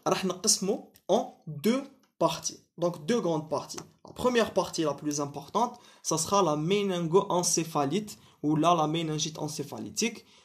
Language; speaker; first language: French; non-native, local second language; Arabic